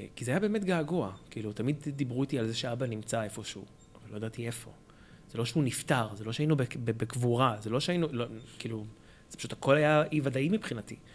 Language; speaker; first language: Hebrew; early bilingual, other home language; Arabic